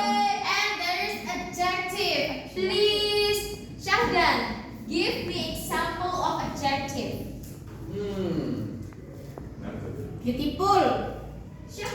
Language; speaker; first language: English; non-native, learner; Indonesian